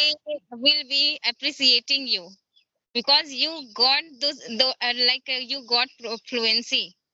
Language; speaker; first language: English; non-native, learner; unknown